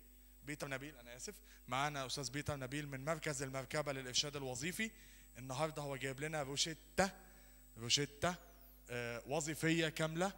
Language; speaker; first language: Arabic; native; Arabic